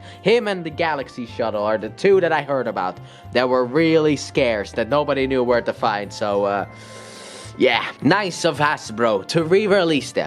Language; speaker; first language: English; native; English